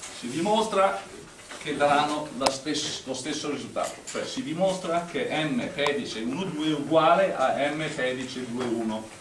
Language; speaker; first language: Italian; non-native, fluent; English